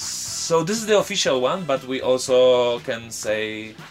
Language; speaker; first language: English; non-native, fluent; Polish